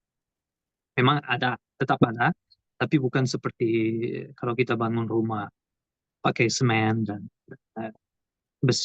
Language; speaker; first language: Indonesian; non-native, learner; Portuguese